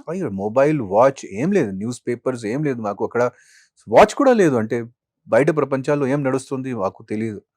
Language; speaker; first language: Telugu; non-native, fluent; Hindi